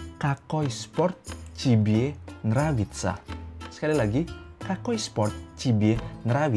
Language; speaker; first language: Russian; non-native, fluent; Indonesian